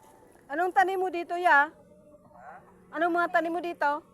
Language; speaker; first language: Filipino; non-native, local second language; Cebuano